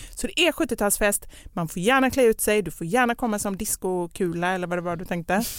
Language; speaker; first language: Swedish; native; Swedish